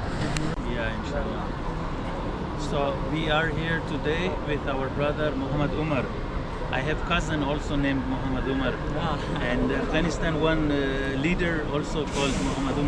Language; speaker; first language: English; non-native, fluent; Pashto